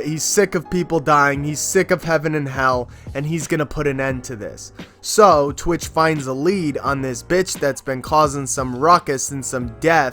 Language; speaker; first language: English; native; English